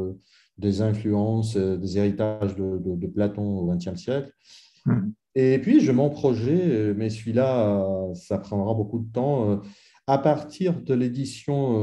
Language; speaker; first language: French; non-native, fluent; Italian